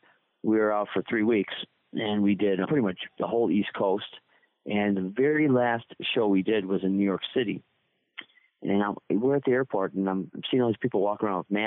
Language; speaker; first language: English; native; English